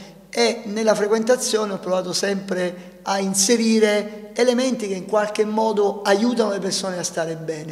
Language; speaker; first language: Italian; native; Italian